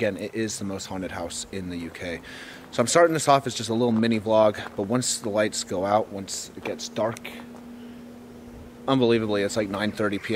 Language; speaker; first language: English; native; English